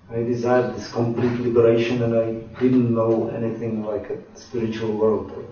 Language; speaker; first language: English; non-native, fluent; Czech